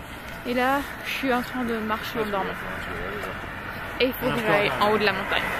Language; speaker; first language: French; native; French